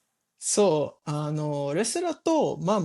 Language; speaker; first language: Japanese; non-native, learner; English